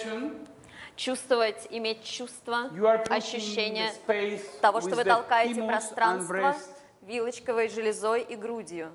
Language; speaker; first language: Russian; native; Russian